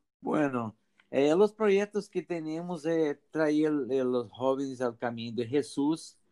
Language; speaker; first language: Spanish; non-native, learner; Portuguese